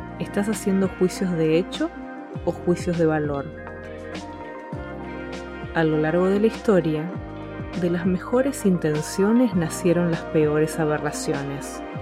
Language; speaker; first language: Spanish; native; Spanish